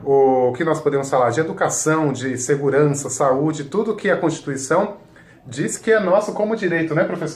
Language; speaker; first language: Portuguese; native; Portuguese